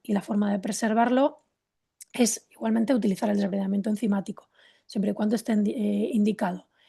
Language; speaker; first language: Spanish; native; Spanish